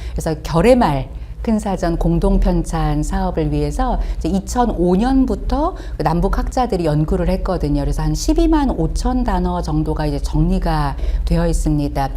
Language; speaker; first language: Korean; native; Korean